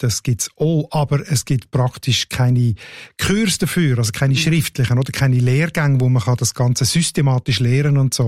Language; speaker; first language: German; native; German